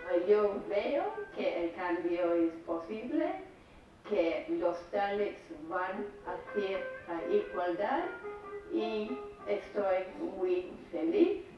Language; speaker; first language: Spanish; non-native, fluent; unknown